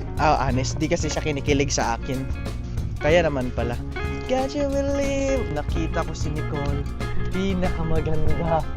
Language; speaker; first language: Filipino; non-native, local second language; Cebuano